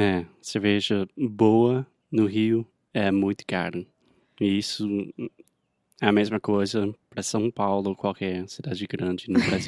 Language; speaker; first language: Portuguese; non-native, fluent; English